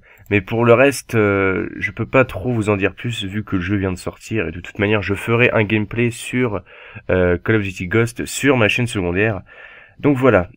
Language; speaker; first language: French; native; French